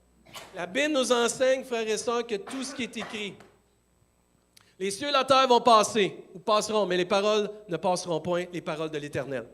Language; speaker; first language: French; native; French